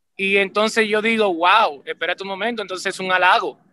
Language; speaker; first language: Spanish; native; Spanish